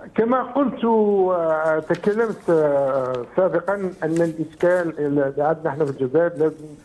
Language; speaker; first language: Arabic; native; Arabic